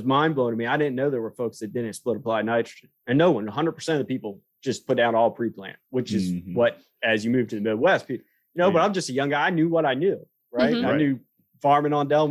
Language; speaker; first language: English; native; English